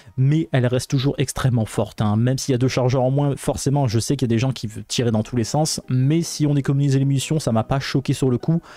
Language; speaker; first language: French; native; French